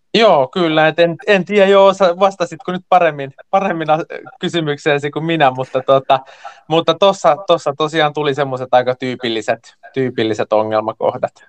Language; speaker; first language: Finnish; non-native, local second language; Swedish